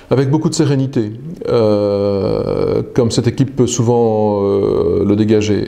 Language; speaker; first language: French; native; French